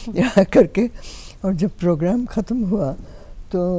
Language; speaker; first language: Hindi; native; Hindi